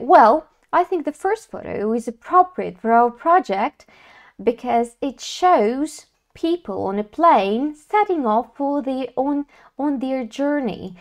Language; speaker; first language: English; non-native, fluent; Russian